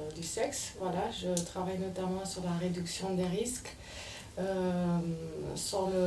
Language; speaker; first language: French; non-native, fluent; Romanian